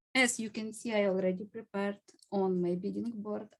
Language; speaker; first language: English; non-native, fluent; Ukrainian